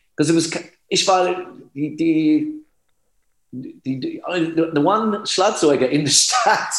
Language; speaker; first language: German; non-native, learner; English